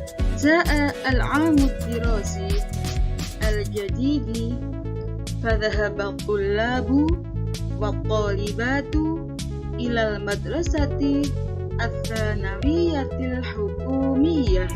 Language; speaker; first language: Arabic; non-native, fluent; Indonesian